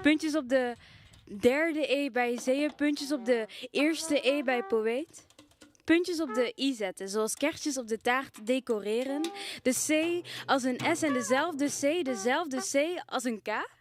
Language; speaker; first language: Dutch; early bilingual, other home language; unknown